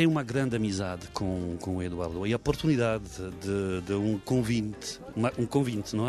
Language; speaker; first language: Portuguese; non-native, fluent; French